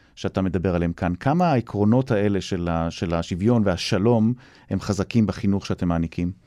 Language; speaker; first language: Hebrew; native; Hebrew